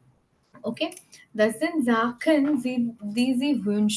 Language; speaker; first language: German; non-native, fluent; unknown